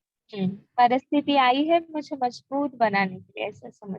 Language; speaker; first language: Hindi; native; Hindi